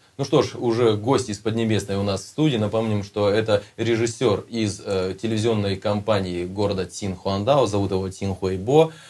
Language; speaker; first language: Russian; native; Russian